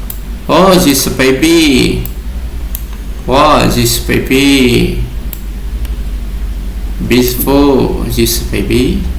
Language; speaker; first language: English; non-native, learner; Vietnamese